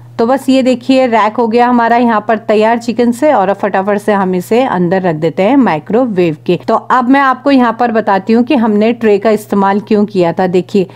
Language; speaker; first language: Hindi; native; Hindi